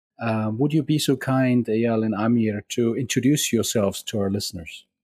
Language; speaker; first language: English; non-native, fluent; German